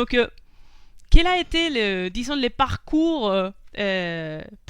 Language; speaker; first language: French; non-native, fluent; Spanish